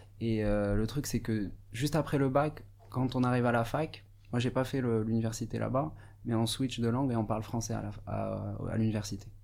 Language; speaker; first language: French; non-native, local second language; Arabic